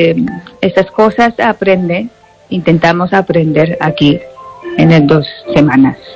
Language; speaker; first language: Spanish; non-native, learner; Japanese